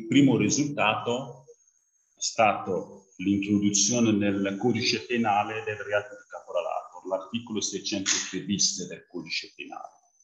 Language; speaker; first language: Italian; non-native, fluent; French